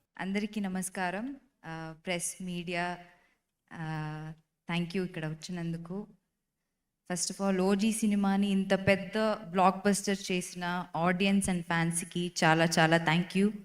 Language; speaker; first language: Telugu; non-native, fluent; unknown